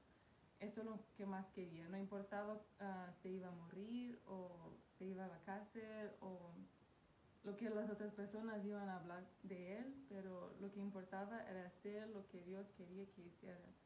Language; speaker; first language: Spanish; non-native, fluent; Portuguese